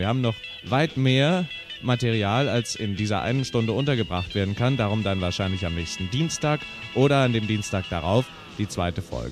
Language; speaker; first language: German; native; German